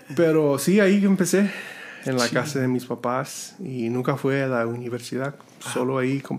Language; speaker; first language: Spanish; early bilingual, heritage; Spanish